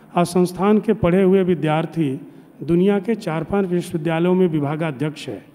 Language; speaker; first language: Hindi; native; Hindi